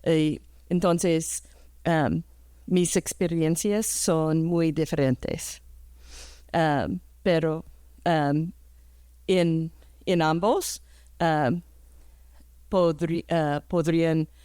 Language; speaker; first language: Spanish; early bilingual, heritage; English